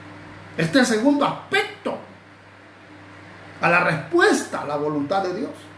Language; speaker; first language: Spanish; native; Spanish